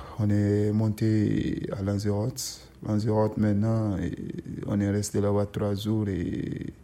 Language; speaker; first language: French; non-native, local second language; Susu